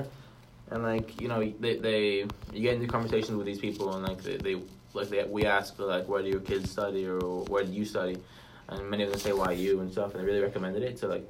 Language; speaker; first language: English; non-native, local second language; Hebrew